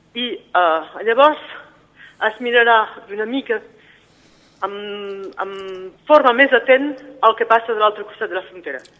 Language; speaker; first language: Catalan; native; Catalan